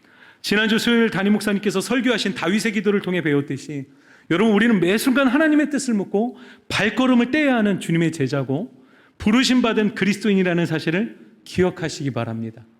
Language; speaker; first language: Korean; native; Korean